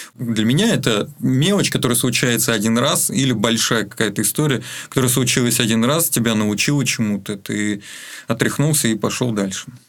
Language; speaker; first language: Russian; native; Russian